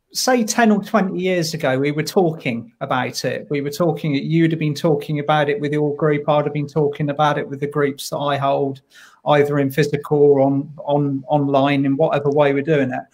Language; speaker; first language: English; native; English